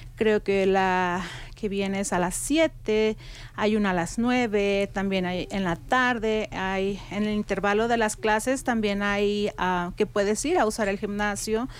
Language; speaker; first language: Spanish; native; Spanish